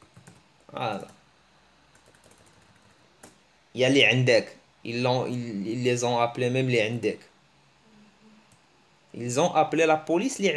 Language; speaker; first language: French; early bilingual, other home language; Arabic